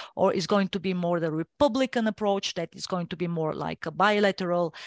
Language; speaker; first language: English; non-native, fluent; Bulgarian